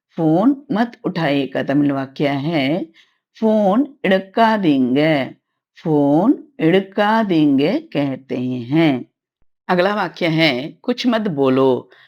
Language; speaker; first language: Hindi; non-native, local second language; Tamil